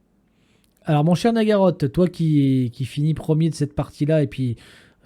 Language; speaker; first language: French; native; French